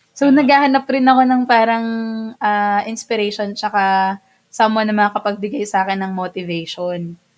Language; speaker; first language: Filipino; non-native, local second language; Bikol